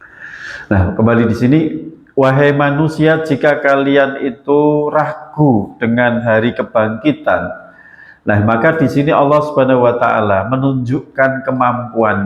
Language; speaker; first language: Indonesian; non-native, local second language; Javanese